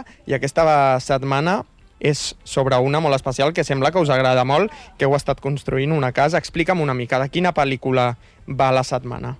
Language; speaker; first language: Catalan; native; Catalan